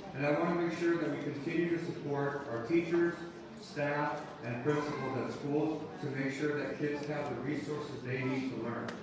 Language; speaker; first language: English; early bilingual, other home language; Spanish